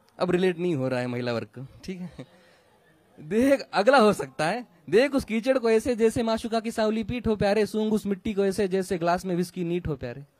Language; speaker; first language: Hindi; non-native, local second language; Marathi